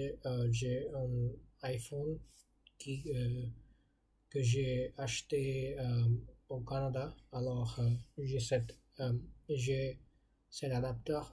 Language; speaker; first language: French; non-native, learner; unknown